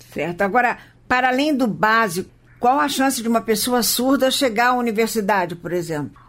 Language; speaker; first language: Portuguese; native; Portuguese